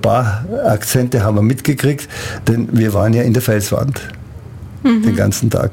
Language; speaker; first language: German; native; German